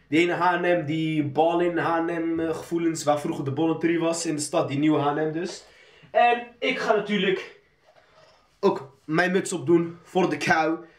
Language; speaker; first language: Dutch; early bilingual, other home language; Arabic